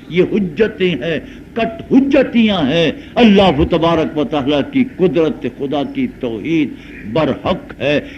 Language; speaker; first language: Urdu; non-native, local second language; Punjabi